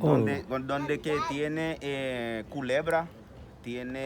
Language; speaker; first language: Spanish; non-native, learner; Haitian Creole